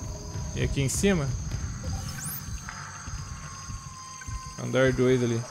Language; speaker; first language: Portuguese; native; Portuguese